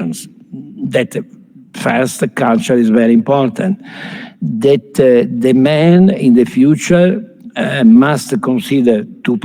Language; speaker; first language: English; non-native, fluent; Italian